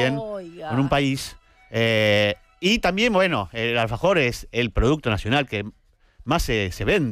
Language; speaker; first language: Spanish; native; Spanish